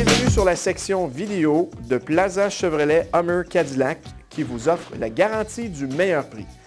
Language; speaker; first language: French; native; French